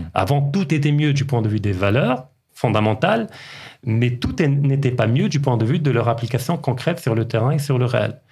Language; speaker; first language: French; non-native, local second language; Arabic